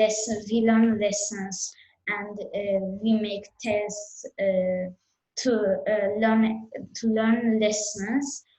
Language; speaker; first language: English; non-native, learner; Azerbaijani